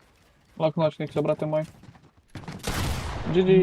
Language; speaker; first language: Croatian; non-native, learner; Macedonian